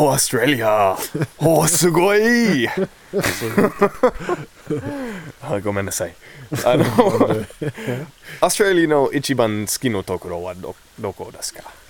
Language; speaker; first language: Japanese; non-native, learner; English